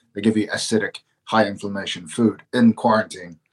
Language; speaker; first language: English; native; English